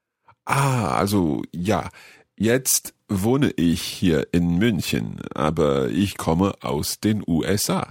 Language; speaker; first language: German; non-native, learner; English